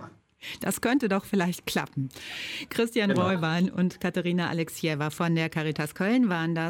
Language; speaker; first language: German; native; German